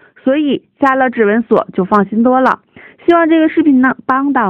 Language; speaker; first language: Chinese; native; Chinese